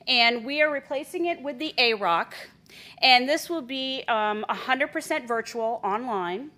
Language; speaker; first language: English; native; English